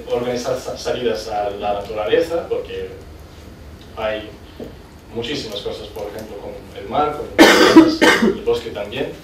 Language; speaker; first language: Spanish; non-native, fluent; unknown